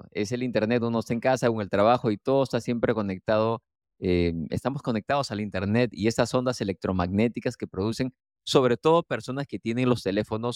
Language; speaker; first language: Spanish; native; Spanish